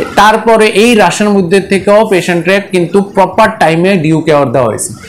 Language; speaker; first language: Bangla; native; Bangla